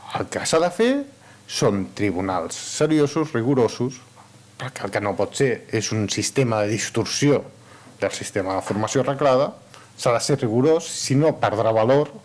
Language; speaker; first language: Catalan; early bilingual, other home language; Arabic